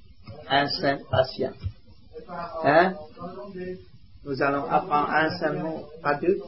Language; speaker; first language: French; non-native, learner; Vietnamese